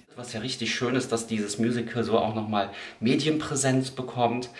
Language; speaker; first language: German; native; German